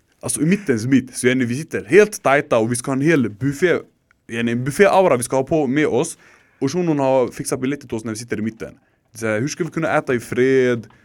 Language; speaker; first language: Swedish; early bilingual, other home language; Arabic